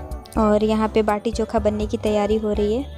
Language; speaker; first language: Hindi; native; Hindi